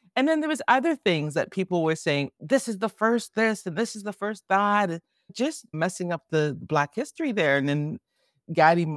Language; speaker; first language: English; native; English